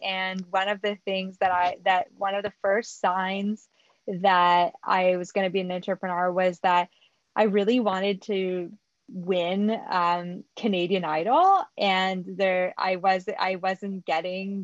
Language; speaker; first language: English; non-native, fluent; French